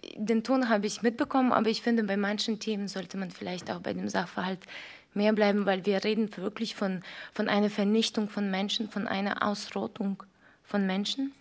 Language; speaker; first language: German; non-native, fluent; Ukrainian